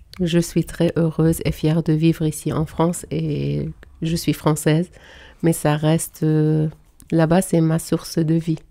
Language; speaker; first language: French; non-native, fluent; Arabic